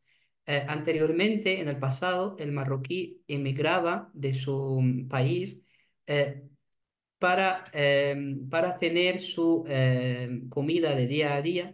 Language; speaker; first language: Spanish; non-native, fluent; Arabic